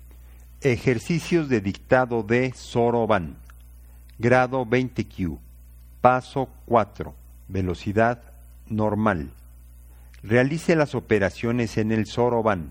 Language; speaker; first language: Spanish; native; Spanish